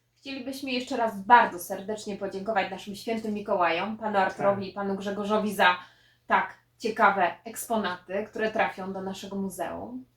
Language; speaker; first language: Polish; native; Polish